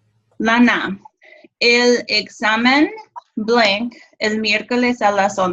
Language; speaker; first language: Spanish; non-native, fluent; English